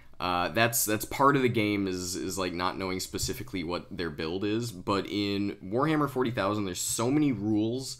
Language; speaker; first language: English; native; English